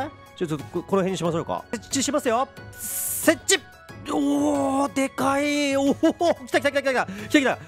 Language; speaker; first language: Japanese; native; Japanese